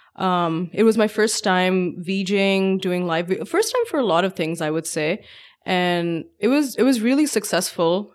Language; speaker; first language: English; non-native, local second language; Urdu